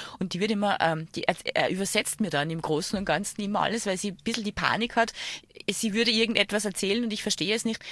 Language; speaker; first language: German; native; German